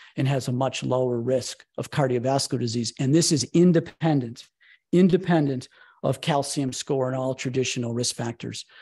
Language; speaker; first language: English; native; English